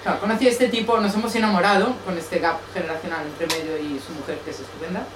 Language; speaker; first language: Spanish; non-native, fluent; Italian